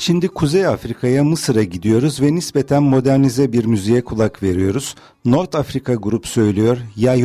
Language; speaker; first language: Turkish; native; Turkish